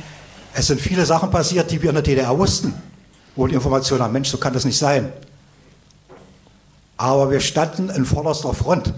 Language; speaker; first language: German; native; German